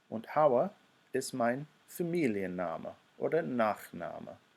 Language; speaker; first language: German; non-native, fluent; English